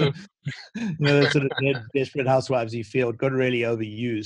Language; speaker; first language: English; native; English